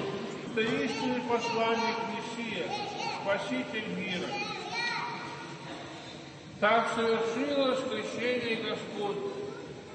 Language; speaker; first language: Russian; native; Russian